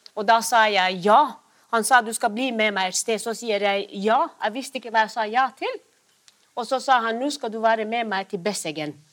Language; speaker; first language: Norwegian; non-native, fluent; Somali